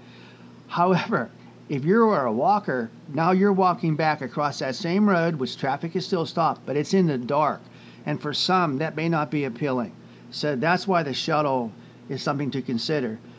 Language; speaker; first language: English; native; English